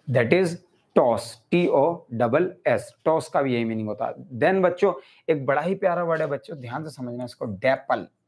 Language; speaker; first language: Hindi; native; Hindi